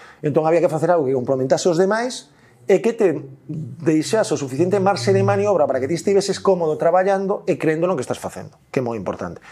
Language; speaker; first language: Galician; native; Galician